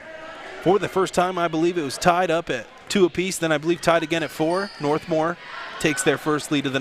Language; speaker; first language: English; native; English